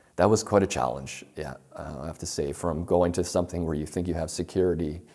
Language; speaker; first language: English; native; English